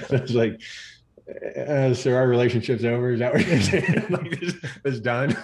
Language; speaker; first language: English; native; English